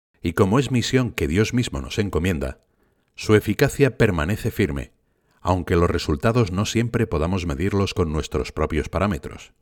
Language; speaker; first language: Spanish; native; Spanish